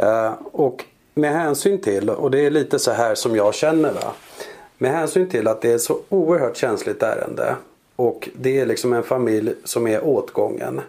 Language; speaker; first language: Swedish; native; Swedish